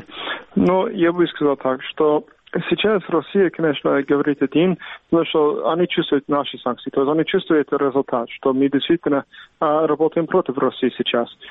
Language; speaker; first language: Russian; non-native, fluent; English